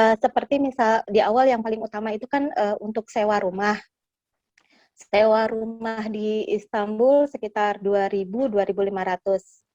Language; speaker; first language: Indonesian; native; Indonesian